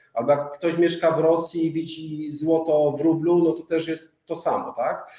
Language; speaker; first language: Polish; native; Polish